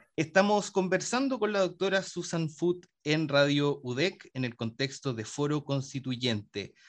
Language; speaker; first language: Spanish; native; Spanish